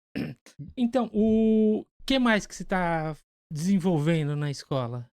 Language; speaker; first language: Portuguese; native; Portuguese